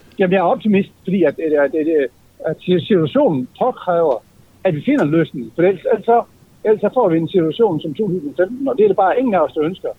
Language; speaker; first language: Danish; native; Danish